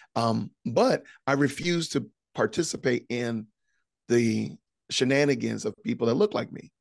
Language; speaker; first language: English; native; English